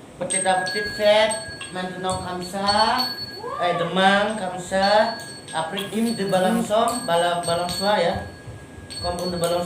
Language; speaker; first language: French; non-native, learner; Indonesian